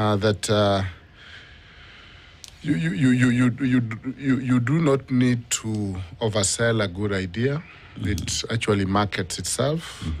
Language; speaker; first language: English; non-native, local second language; Luo (Kenya and Tanzania)